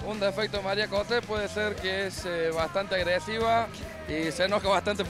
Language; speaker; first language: Spanish; native; Spanish